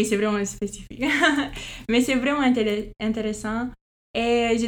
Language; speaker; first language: French; non-native, fluent; Romanian